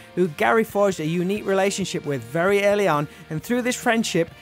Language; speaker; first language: English; native; English